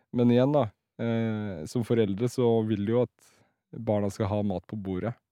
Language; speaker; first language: Norwegian; early bilingual, other home language; Riffian